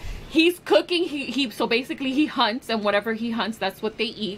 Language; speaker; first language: English; early bilingual, other home language; Spanish